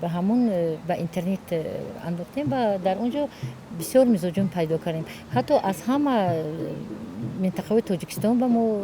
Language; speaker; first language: Tajik; non-native, local second language; Shughni